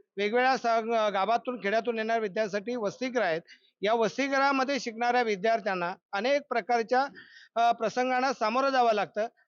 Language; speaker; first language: Marathi; native; Marathi